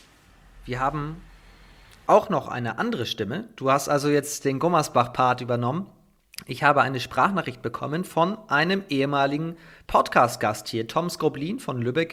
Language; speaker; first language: German; native; German